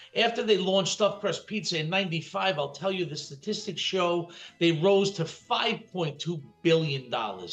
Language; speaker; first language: English; native; English